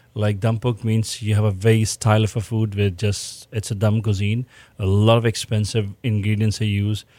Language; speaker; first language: English; non-native, local second language; Hindi